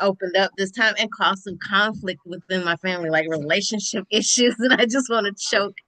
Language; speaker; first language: English; native; English